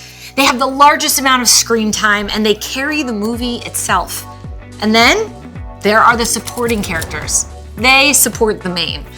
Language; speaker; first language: English; native; English